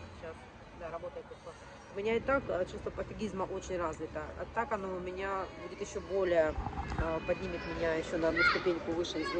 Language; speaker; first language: Russian; native; Russian